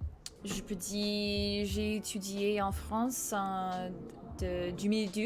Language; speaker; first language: French; non-native, learner; English